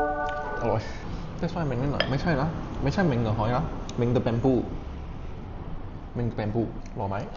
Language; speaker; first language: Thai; non-native, learner; Chinese